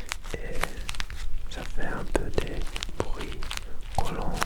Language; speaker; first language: French; non-native, learner; Dutch